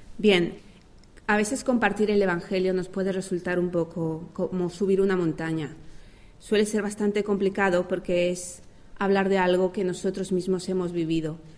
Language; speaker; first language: Spanish; native; Spanish